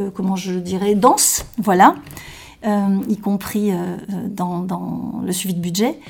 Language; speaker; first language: French; native; French